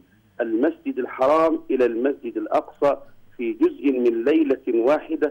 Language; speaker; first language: Arabic; native; Arabic